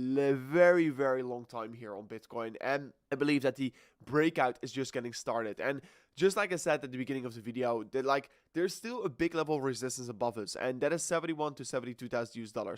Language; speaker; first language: English; non-native, fluent; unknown